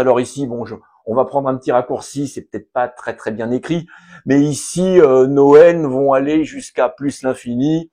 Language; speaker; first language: French; native; French